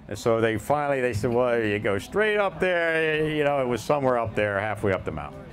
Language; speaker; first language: English; native; English